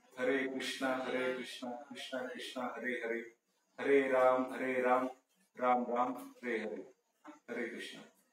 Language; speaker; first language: Hindi; non-native, local second language; Marathi